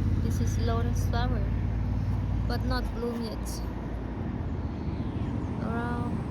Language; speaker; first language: English; non-native, learner; Thai